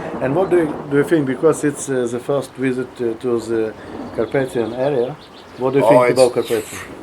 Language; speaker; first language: English; non-native, learner; Ukrainian